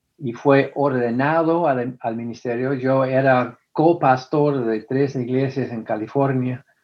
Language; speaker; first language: Spanish; non-native, fluent; English